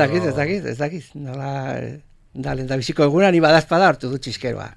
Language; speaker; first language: Basque; non-native, local second language; Spanish